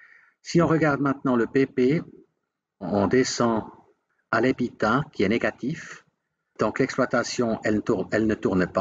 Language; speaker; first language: French; native; French